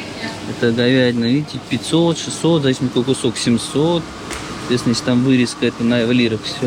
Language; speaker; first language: Russian; native; Russian